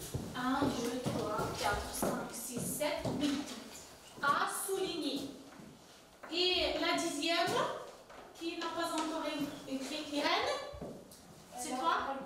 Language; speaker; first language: French; non-native, fluent; Ukrainian